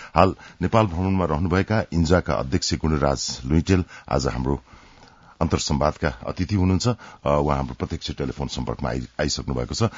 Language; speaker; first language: Nepali; native; Nepali